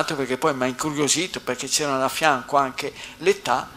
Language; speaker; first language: Italian; native; Italian